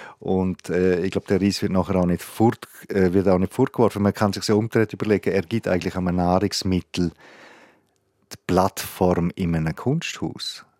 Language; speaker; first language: German; native; German